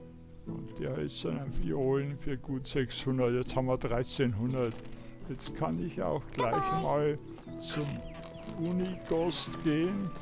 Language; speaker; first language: German; native; German